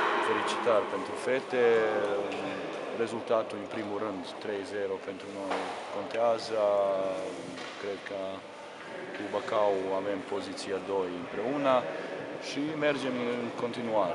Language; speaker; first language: Romanian; non-native, learner; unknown